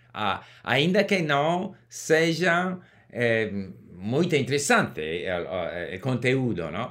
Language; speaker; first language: Portuguese; non-native, learner; English